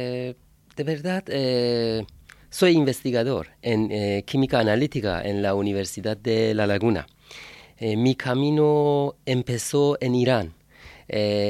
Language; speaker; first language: Spanish; non-native, fluent; Persian